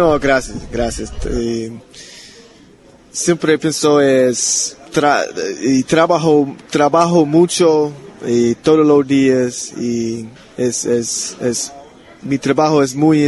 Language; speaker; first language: Spanish; non-native, learner; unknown